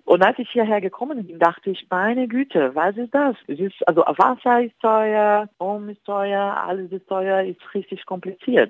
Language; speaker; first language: German; non-native, fluent; Portuguese